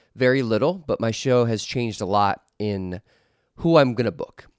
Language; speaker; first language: English; native; English